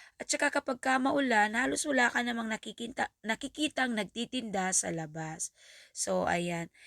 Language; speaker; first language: Filipino; non-native, local second language; Bikol